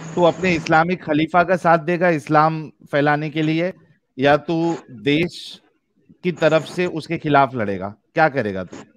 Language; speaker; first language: Hindi; native; Hindi